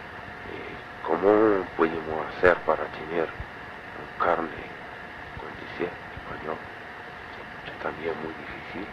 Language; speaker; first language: Spanish; non-native, fluent; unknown